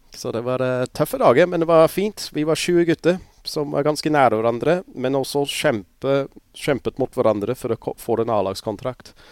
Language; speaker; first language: Norwegian; non-native, fluent; English